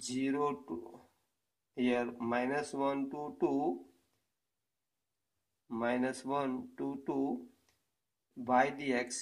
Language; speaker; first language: English; non-native, local second language; Gujarati